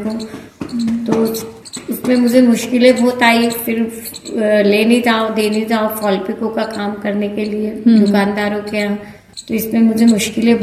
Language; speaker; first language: Hindi; native; Hindi